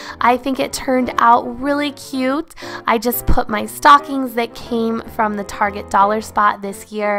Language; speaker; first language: English; native; English